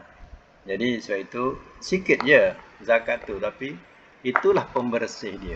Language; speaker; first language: Malay; native; Malay